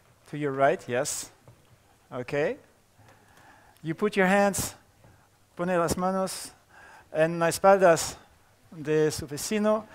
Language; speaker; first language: Spanish; non-native, learner; French